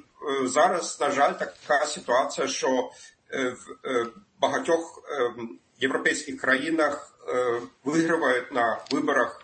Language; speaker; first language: Ukrainian; non-native, fluent; German